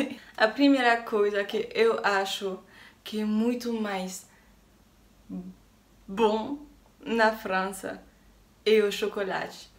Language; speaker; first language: Portuguese; non-native, learner; French